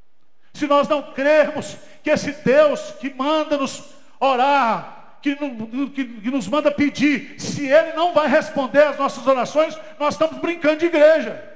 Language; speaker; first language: Portuguese; native; Portuguese